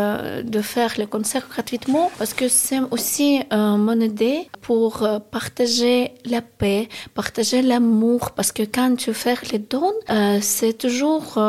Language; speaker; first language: French; non-native, learner; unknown